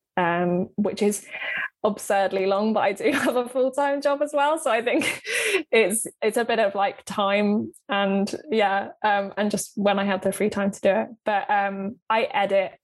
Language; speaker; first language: English; native; English